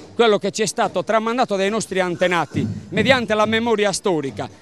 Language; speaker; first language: Italian; native; Italian